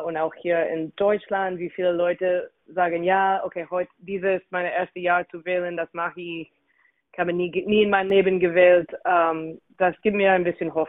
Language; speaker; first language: German; non-native, fluent; English